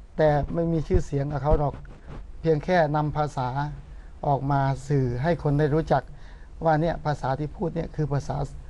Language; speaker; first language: Thai; non-native, local second language; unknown